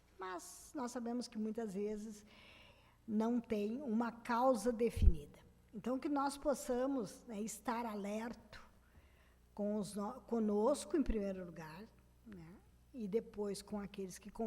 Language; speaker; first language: Portuguese; native; Portuguese